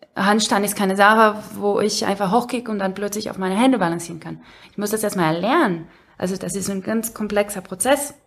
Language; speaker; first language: German; non-native, fluent; Portuguese